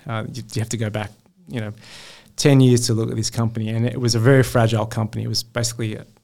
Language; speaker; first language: English; native; English